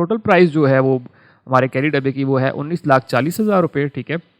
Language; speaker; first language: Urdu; non-native, local second language; Punjabi